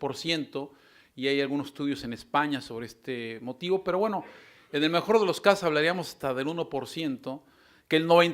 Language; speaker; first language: Spanish; native; Spanish